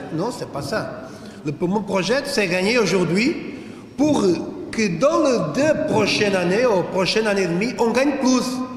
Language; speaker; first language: French; non-native, fluent; Portuguese